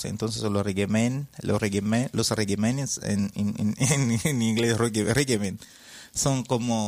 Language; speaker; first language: Spanish; non-native, fluent; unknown